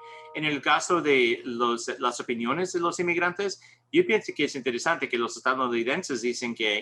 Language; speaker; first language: Spanish; non-native, learner; English